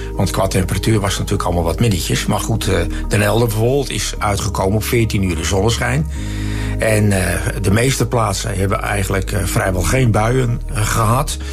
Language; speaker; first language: Dutch; native; Dutch